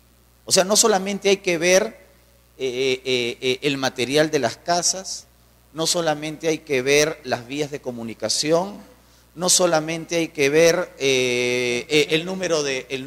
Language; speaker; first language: Spanish; native; Spanish